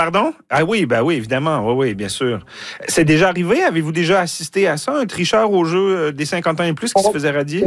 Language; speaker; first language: French; native; French